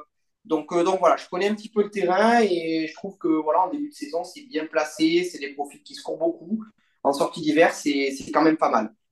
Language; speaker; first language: French; native; French